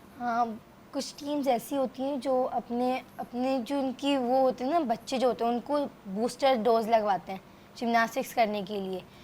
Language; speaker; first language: Urdu; native; Urdu